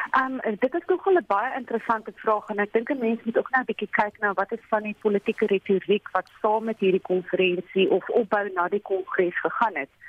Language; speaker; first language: Afrikaans; non-native, local second language; English